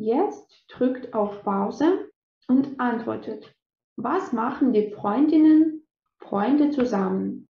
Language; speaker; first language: German; non-native, fluent; Russian